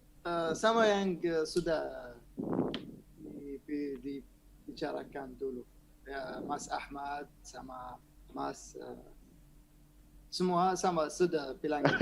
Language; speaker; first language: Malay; non-native, learner; Arabic